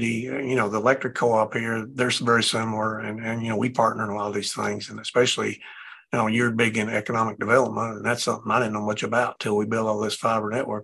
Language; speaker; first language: English; native; English